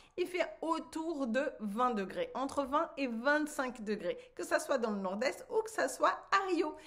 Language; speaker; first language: French; non-native, fluent; Portuguese